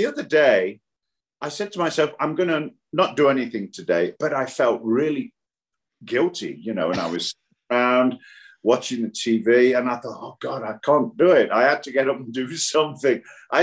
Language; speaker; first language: English; native; English